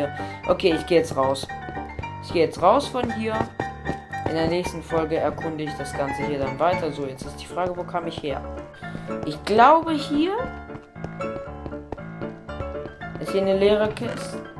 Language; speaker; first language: German; native; German